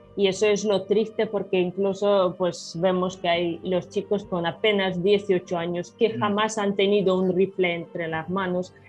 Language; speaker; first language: Spanish; non-native, fluent; Ukrainian